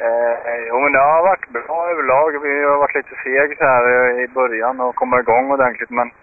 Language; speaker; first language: Swedish; native; Swedish